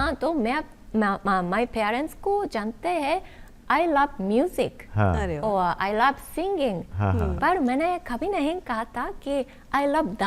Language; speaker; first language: Hindi; non-native, learner; Japanese